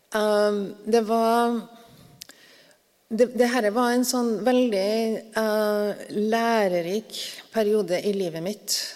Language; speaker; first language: Norwegian; native; Norwegian